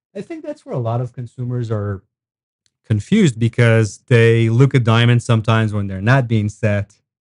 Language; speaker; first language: English; non-native, fluent; Hebrew